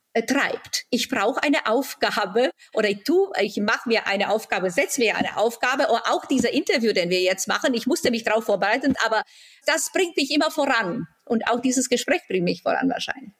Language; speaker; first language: German; non-native, fluent; Romanian